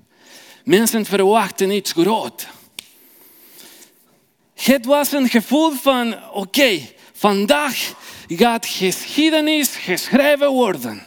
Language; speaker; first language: Dutch; non-native, fluent; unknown